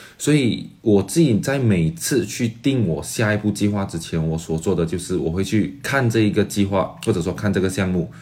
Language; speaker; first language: Chinese; native; Chinese